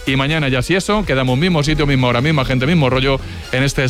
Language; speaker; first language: Spanish; native; Spanish